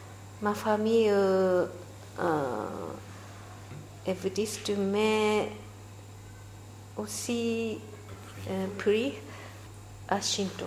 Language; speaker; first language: French; non-native, learner; Japanese